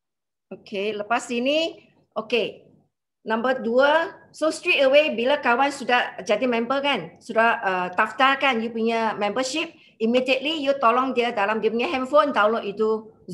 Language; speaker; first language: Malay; non-native, local second language; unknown